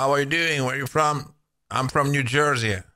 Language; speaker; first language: English; non-native, learner; French